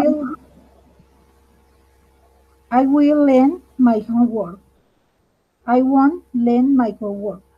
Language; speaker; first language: English; non-native, learner; Spanish